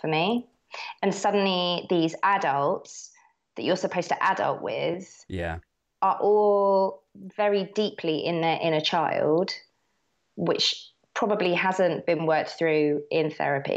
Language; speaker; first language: English; native; English